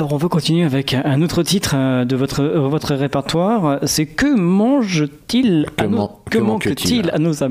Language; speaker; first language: French; native; French